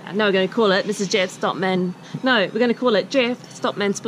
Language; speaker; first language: English; native; English